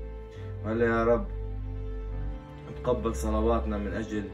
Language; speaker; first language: Arabic; native; Arabic